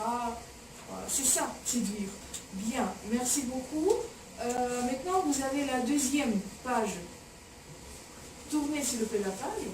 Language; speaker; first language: French; non-native, fluent; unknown